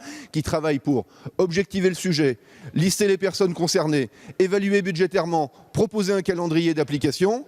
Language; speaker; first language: French; native; French